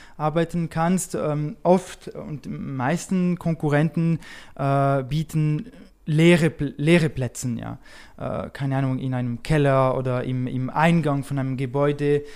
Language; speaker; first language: German; non-native, local second language; French